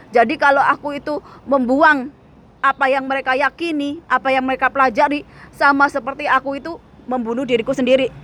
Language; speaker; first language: Indonesian; non-native, local second language; Javanese